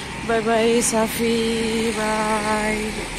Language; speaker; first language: English; non-native, learner; Indonesian